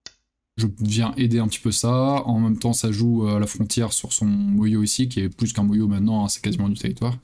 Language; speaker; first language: French; native; French